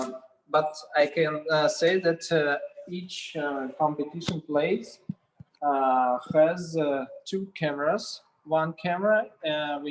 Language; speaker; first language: English; non-native, learner; Russian